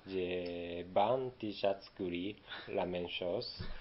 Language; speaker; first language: French; non-native, learner; Japanese